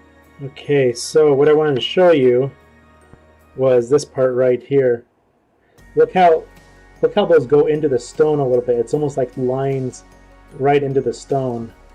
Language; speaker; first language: English; native; English